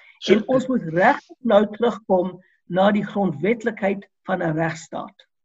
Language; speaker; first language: Afrikaans; non-native, local second language; English